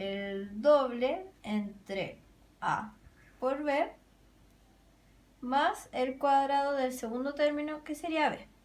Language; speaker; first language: Spanish; native; Spanish